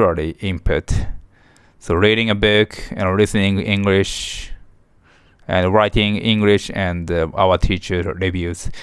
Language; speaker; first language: English; non-native, learner; Japanese